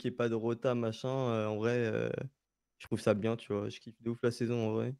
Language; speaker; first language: French; native; French